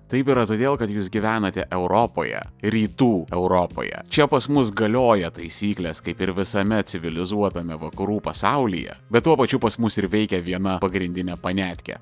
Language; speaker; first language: Lithuanian; native; Lithuanian